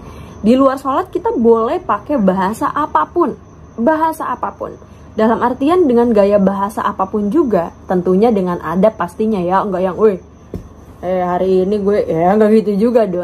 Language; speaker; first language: Indonesian; native; Indonesian